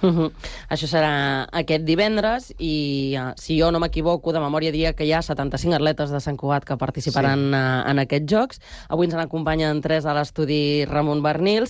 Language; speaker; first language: Catalan; native; Catalan